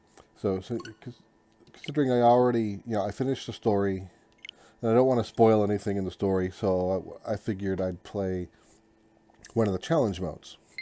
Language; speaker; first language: English; native; English